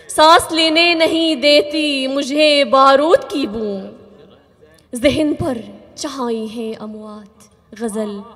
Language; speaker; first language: Urdu; non-native, fluent; Arabic